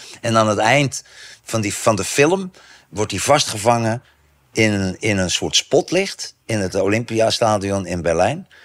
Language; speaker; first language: Dutch; native; Dutch